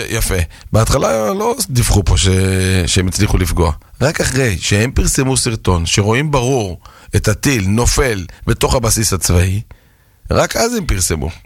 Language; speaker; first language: Hebrew; native; Hebrew